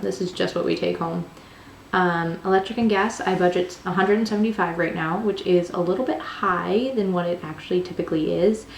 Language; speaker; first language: English; native; English